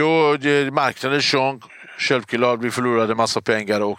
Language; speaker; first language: Swedish; non-native, fluent; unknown